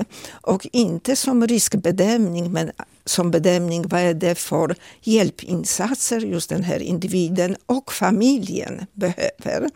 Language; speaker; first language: Swedish; non-native, fluent; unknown